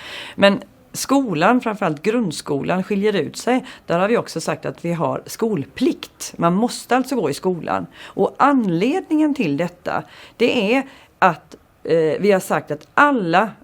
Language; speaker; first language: Swedish; native; Swedish